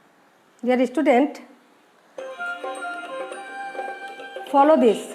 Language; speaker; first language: English; non-native, learner; Bangla